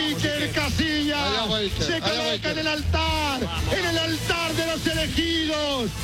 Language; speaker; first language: Spanish; native; Spanish